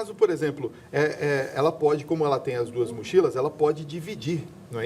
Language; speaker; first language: Portuguese; native; Portuguese